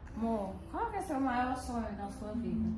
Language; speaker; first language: Portuguese; native; Portuguese